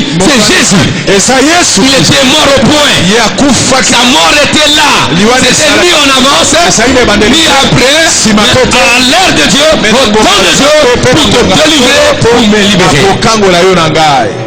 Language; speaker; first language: French; non-native, local second language; Lingala